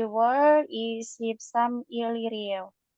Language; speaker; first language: Korean; non-native, learner; Indonesian